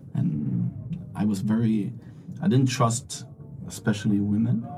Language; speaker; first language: English; non-native, fluent; Swedish